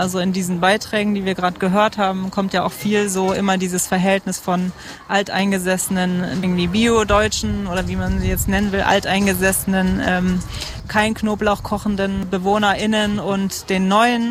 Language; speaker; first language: German; native; German